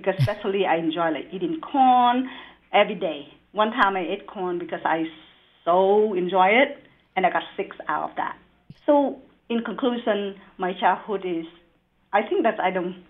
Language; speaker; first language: English; non-native, learner; Vietnamese